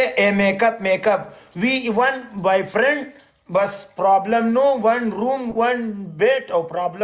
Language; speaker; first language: English; non-native, learner; Pashto